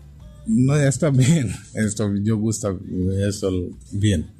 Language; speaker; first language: Spanish; non-native, learner; Bangla